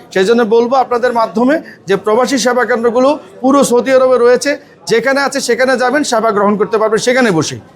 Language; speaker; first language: Bangla; native; Bangla